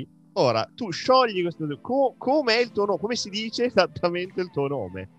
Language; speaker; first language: Italian; native; Italian